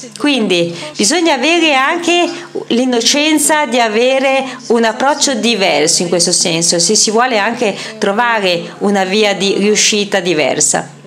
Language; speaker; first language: Italian; native; Italian